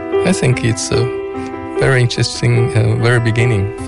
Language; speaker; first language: English; non-native, learner; Chinese